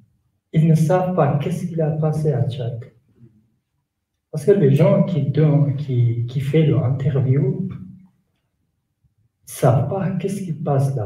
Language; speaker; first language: French; non-native, learner; Kurdish